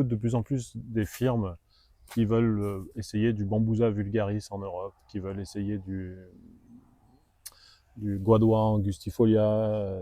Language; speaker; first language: French; native; French